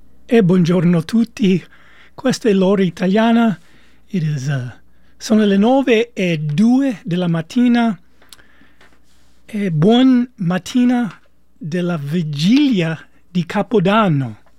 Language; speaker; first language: Italian; non-native, learner; English